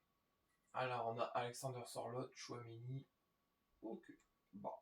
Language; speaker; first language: French; native; French